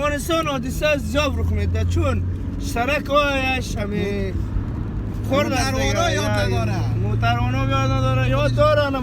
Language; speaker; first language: Persian; native; Persian